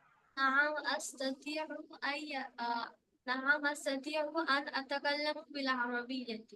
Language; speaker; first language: Arabic; non-native, learner; Bangla